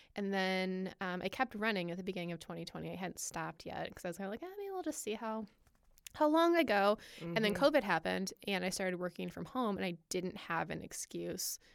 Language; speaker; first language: English; native; English